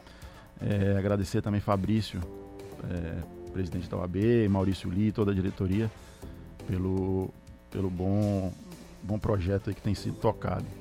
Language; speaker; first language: Portuguese; native; Portuguese